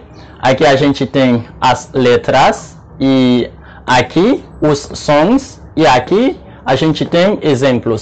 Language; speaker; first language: Portuguese; non-native, learner; Haitian Creole